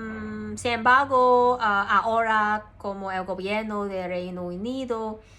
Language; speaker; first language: Spanish; non-native, learner; Cantonese